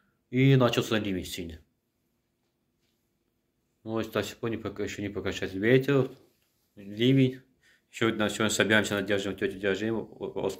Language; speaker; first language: Russian; non-native, local second language; Azerbaijani